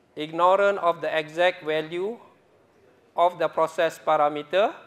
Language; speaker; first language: English; non-native, local second language; Malay